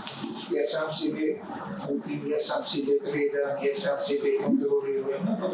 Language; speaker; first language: Slovak; non-native, learner; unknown